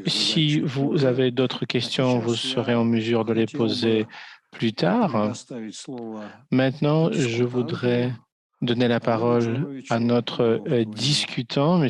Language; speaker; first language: French; non-native, fluent; Russian